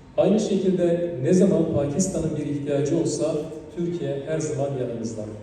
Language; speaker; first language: Turkish; native; Turkish